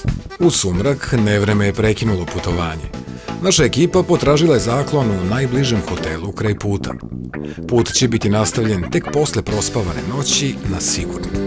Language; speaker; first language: Bosnian; native; Bosnian